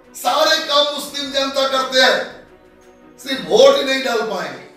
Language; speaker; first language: Hindi; non-native, local second language; Bangla